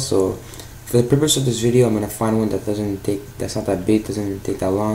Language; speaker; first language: English; native; English